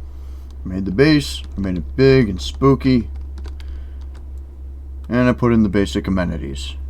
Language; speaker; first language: English; native; English